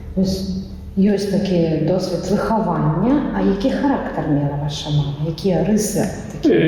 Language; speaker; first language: Belarusian; native; Belarusian